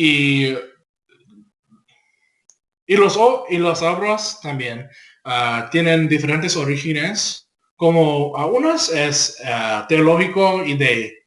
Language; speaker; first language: Spanish; non-native, learner; English